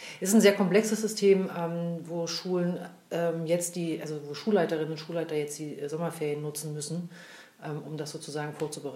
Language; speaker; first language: German; native; German